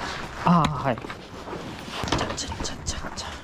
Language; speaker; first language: Japanese; non-native, learner; Korean